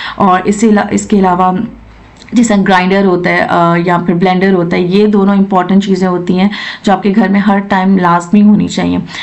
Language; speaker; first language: Urdu; native; Urdu